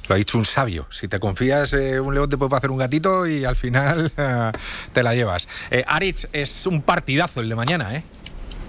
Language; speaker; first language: Spanish; native; Spanish